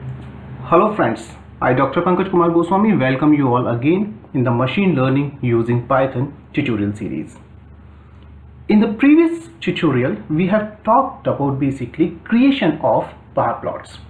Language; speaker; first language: English; non-native, local second language; Hindi